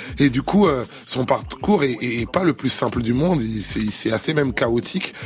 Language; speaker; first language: French; early bilingual, other home language; Lingala